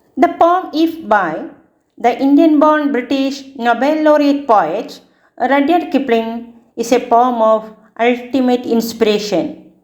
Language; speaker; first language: English; non-native, local second language; Malayalam